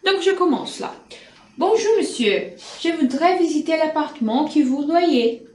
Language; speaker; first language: French; non-native, fluent; Portuguese